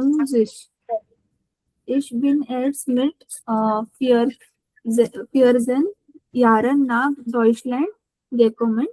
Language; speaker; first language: German; non-native, learner; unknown